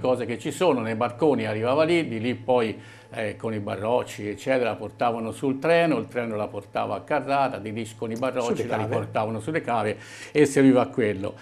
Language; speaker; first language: Italian; native; Italian